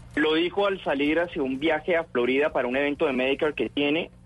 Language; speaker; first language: Spanish; native; Spanish